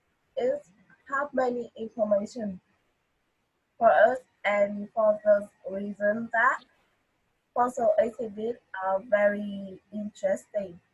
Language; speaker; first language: English; non-native, learner; Vietnamese